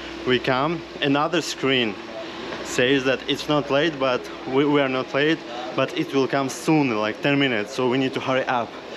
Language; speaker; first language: English; non-native, fluent; Russian